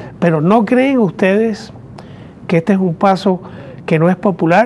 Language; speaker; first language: Spanish; native; Spanish